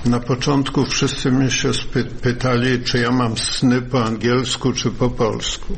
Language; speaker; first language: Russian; non-native, learner; Polish